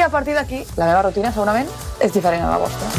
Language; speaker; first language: Catalan; native; Catalan